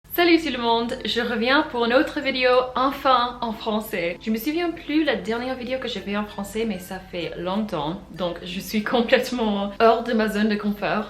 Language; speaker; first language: French; non-native, fluent; English